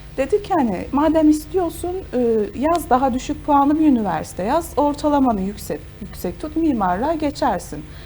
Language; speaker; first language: Turkish; native; Turkish